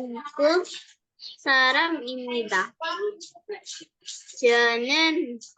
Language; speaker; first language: Korean; non-native, learner; Indonesian